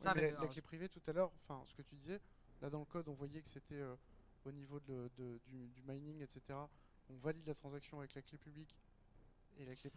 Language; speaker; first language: French; native; French